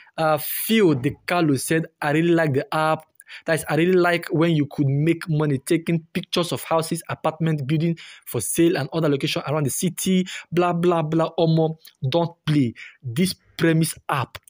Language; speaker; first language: English; non-native, local second language; Igbo